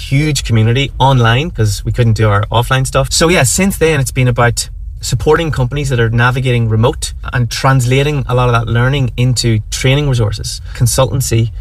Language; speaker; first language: English; native; English